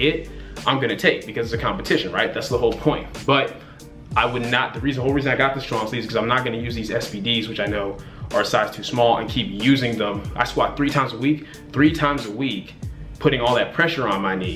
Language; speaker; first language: English; native; English